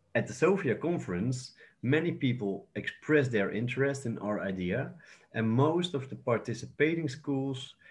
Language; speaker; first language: English; non-native, fluent; Dutch